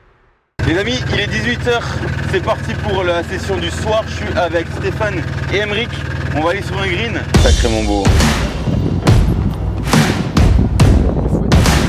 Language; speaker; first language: French; native; French